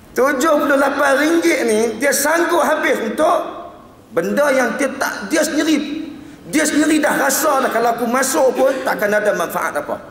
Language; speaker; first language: Malay; native; Malay